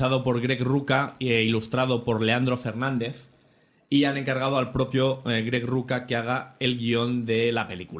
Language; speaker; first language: Spanish; native; Spanish